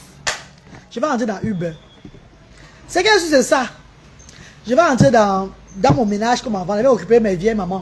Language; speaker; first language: French; non-native, local second language; Lingala